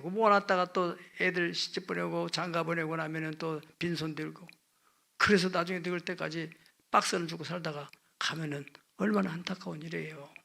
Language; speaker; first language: Korean; native; Korean